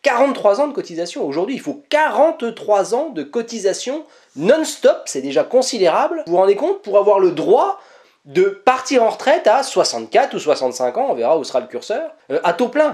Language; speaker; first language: French; native; French